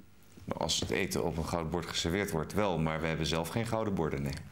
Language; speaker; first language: Dutch; native; Dutch